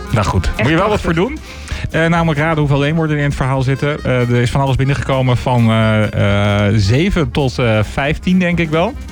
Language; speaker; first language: Dutch; native; Dutch